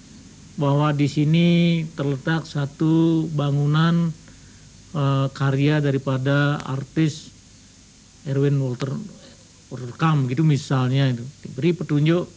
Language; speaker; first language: Indonesian; native; Indonesian